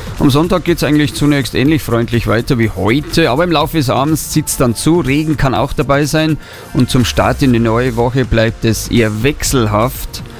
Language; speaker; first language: German; native; German